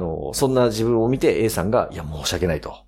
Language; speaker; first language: Japanese; native; Japanese